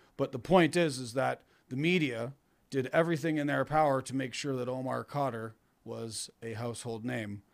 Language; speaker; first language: English; native; English